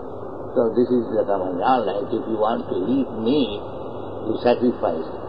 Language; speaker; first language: English; non-native, local second language; Bangla